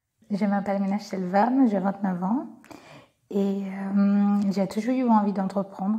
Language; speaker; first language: French; non-native, fluent; Portuguese